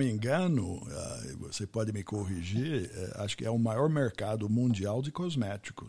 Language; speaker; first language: Portuguese; non-native, fluent; English